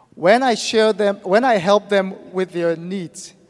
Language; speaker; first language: English; non-native, fluent; Burmese